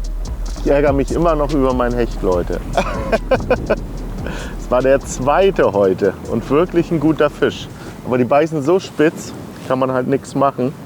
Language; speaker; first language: German; native; German